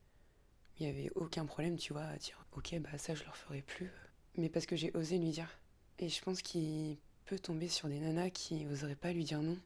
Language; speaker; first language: French; native; French